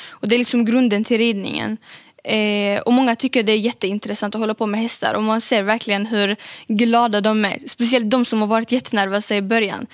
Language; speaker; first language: Swedish; early bilingual, other home language; Arabic